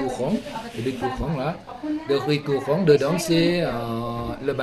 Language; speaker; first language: French; non-native, learner; Thai